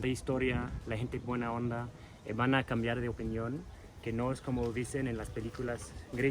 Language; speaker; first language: Spanish; non-native, fluent; English